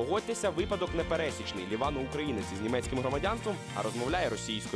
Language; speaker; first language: Ukrainian; native; Ukrainian